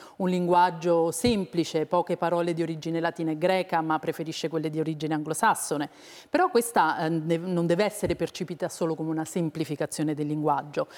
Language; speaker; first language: Italian; native; Italian